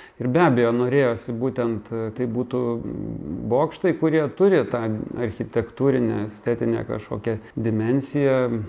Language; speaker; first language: Lithuanian; native; Lithuanian